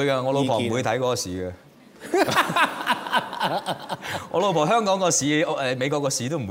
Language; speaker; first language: Cantonese; native; Cantonese